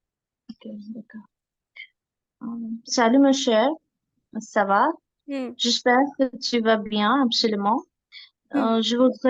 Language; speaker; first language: French; non-native, learner; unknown